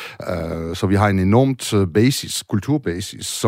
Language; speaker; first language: Danish; non-native, fluent; French